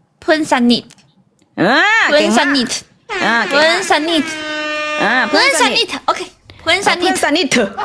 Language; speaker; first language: Thai; non-native, learner; Chinese